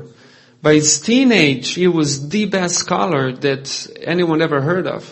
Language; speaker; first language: English; non-native, fluent; Croatian